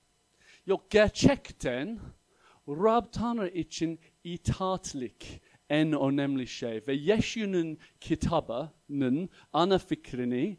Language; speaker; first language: Turkish; non-native, fluent; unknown